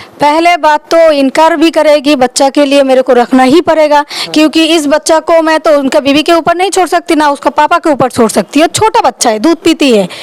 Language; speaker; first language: Hindi; non-native, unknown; Bangla